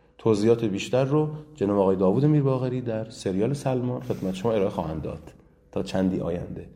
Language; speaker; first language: Persian; native; Persian